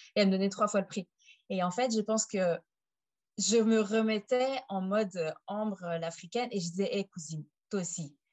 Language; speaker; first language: French; native; French